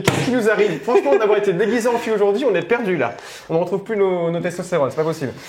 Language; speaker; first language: French; native; French